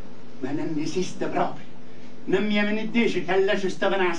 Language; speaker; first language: Italian; native; Italian